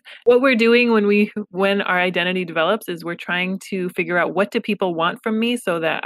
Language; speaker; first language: English; early bilingual, other home language; Pashto